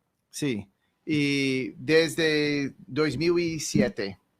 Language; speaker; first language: Spanish; non-native, learner; English